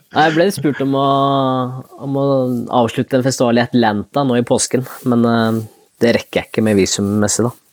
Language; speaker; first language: Norwegian; early bilingual, other home language; Spanish